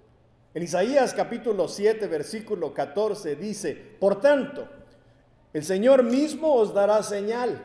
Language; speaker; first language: Spanish; native; Spanish